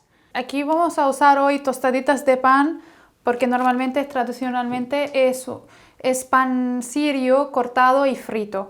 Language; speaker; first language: Spanish; non-native, fluent; Arabic